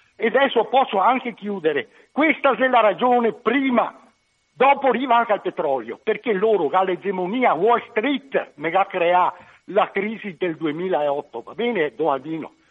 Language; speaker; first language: Italian; native; Italian